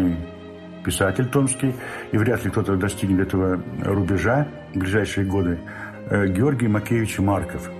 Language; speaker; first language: Russian; native; Russian